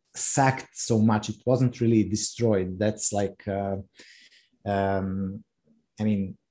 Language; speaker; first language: English; non-native, fluent; Croatian